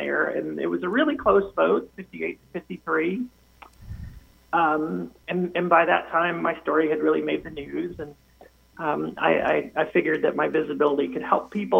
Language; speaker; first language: English; native; English